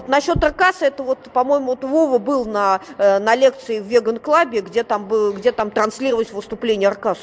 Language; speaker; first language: Russian; native; Russian